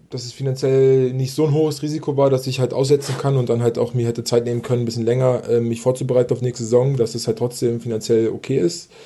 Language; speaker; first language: German; native; German